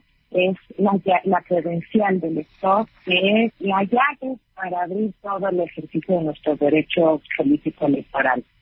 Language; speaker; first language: Spanish; native; Spanish